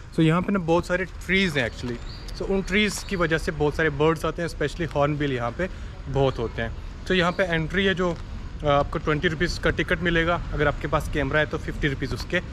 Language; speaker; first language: Hindi; native; Hindi